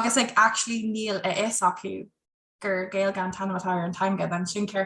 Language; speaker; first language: Irish; non-native, local second language; English